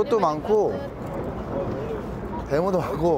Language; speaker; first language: Korean; native; Korean